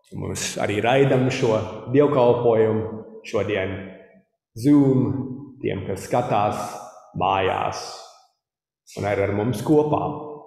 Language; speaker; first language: Latvian; early bilingual, heritage; Latvian